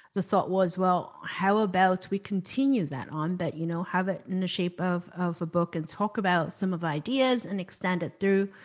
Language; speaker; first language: English; non-native, local second language; Cantonese